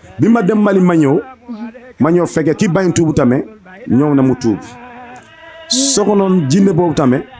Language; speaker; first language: Wolof; non-native, fluent; Bambara